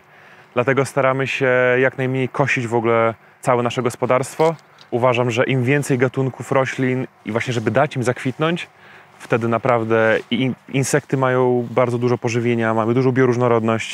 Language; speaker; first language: Polish; native; Polish